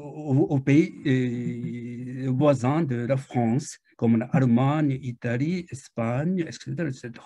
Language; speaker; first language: French; non-native, fluent; Japanese